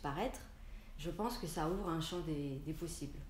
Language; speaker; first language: French; non-native, fluent; Russian